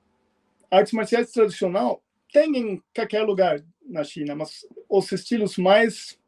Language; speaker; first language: Portuguese; non-native, fluent; Swedish